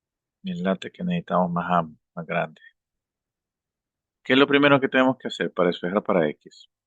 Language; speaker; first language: Spanish; native; Spanish